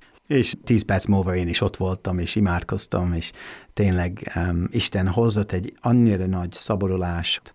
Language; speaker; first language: Hungarian; non-native, fluent; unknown